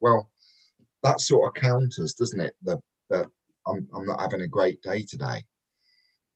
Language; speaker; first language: English; native; English